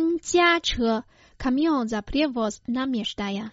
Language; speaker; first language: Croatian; non-native, fluent; Chinese